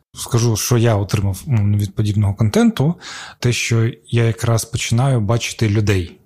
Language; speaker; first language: Ukrainian; non-native, local second language; Crimean Tatar